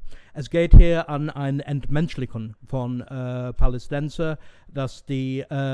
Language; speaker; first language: German; non-native, fluent; English